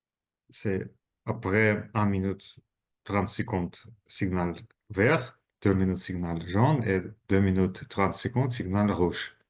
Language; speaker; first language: French; non-native, learner; Russian